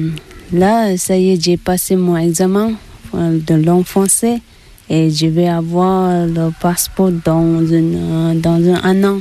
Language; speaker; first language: French; non-native, learner; Tibetan